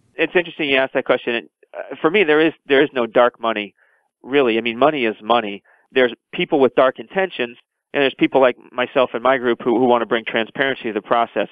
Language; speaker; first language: English; native; English